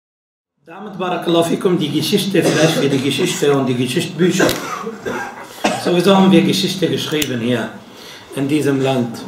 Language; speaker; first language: German; non-native, fluent; Arabic